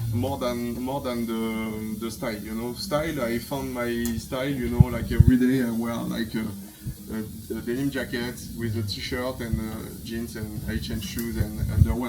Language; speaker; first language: English; non-native, fluent; French